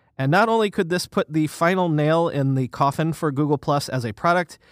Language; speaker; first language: English; native; English